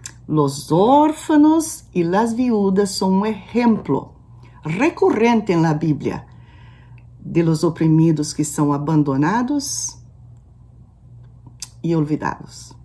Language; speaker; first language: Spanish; non-native, learner; Portuguese